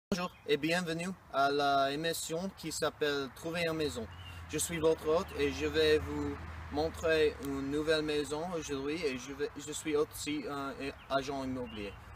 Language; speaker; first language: French; non-native, learner; English